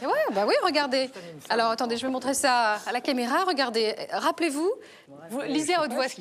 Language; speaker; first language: French; native; French